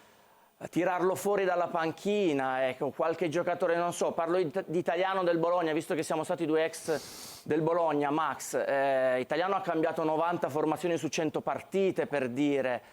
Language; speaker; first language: Italian; native; Italian